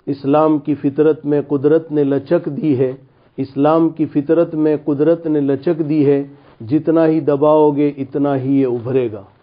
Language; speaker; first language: Urdu; non-native, local second language; Gujarati